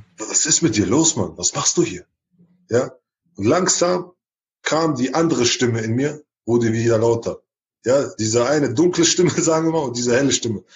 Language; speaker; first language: German; early bilingual, other home language; Chechen